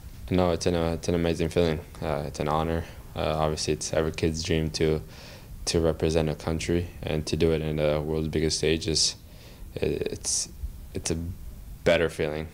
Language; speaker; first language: English; early bilingual, other home language; Spanish